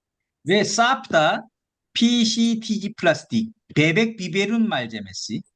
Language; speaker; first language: Turkish; non-native, fluent; Korean